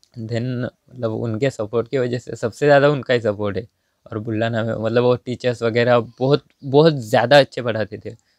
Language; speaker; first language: Hindi; non-native, local second language; Marathi